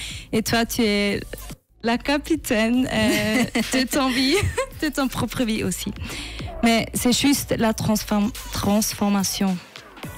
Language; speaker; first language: French; non-native, fluent; Swiss German